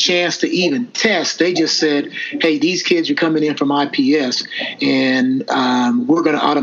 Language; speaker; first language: English; native; English